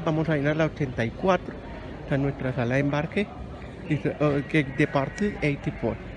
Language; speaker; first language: Spanish; native; Spanish